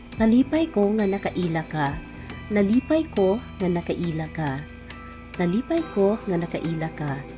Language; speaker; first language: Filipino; non-native, local second language; Cebuano